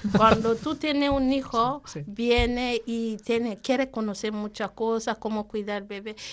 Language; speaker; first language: Spanish; non-native, fluent; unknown